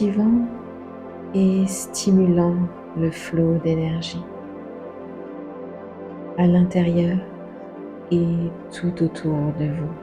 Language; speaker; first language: French; native; French